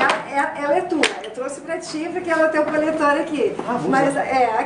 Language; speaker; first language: Portuguese; native; Portuguese